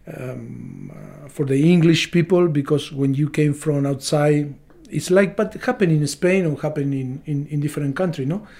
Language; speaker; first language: English; non-native, learner; Spanish